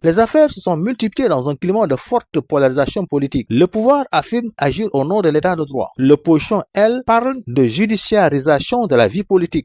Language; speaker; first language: French; non-native, local second language; Wolof